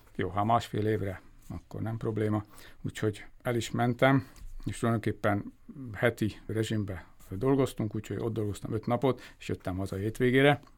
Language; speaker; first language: Hungarian; native; Hungarian